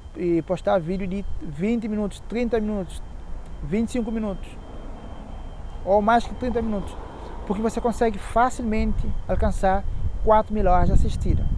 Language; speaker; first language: Portuguese; non-native, local second language; Kabuverdianu